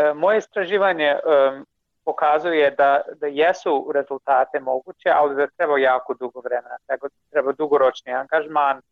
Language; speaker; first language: Croatian; non-native, fluent; English